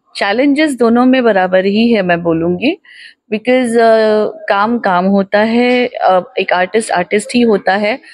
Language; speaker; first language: Hindi; non-native, local second language; Gujarati